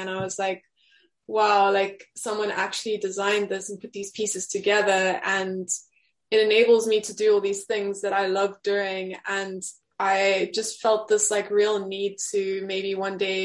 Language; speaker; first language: English; native; English